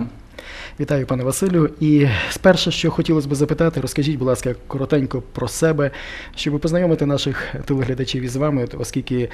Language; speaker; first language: Ukrainian; native; Ukrainian